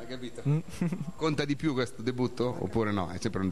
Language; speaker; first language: Italian; native; Italian